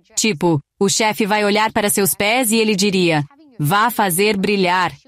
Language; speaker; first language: Portuguese; non-native, fluent; Greek